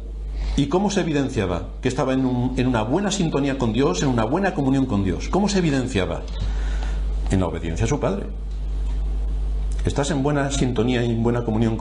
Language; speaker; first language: Spanish; native; Spanish